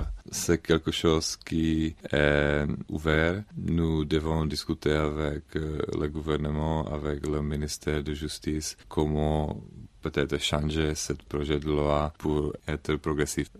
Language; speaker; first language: French; non-native, learner; Czech